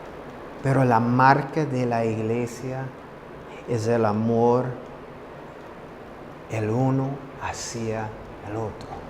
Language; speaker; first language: Spanish; non-native, fluent; English